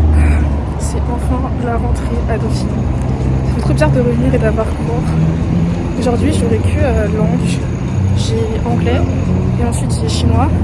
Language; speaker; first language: French; native; French